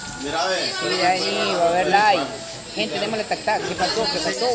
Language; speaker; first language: Spanish; native; Spanish